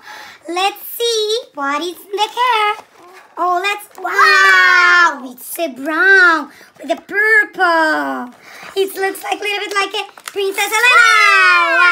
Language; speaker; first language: English; non-native, learner; Russian